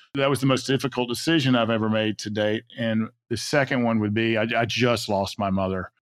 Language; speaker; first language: English; native; English